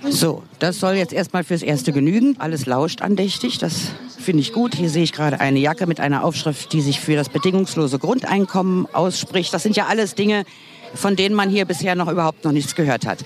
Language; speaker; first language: German; native; German